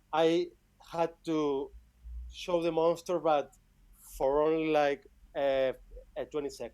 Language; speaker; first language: English; non-native, fluent; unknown